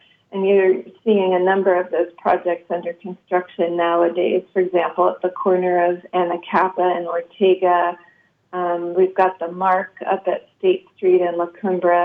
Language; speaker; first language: English; native; English